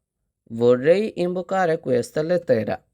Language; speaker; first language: Italian; non-native, fluent; Bangla